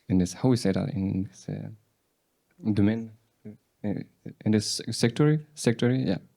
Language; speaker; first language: English; non-native, learner; Persian